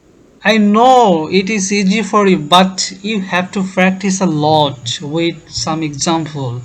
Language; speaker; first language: English; non-native, learner; Bangla